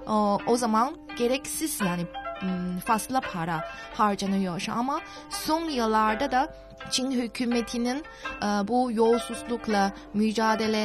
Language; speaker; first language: Turkish; non-native, fluent; Chinese